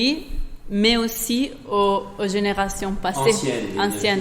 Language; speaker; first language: French; non-native, fluent; Italian